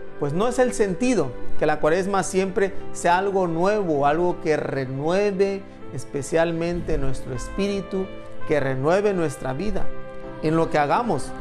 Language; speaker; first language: Spanish; native; Spanish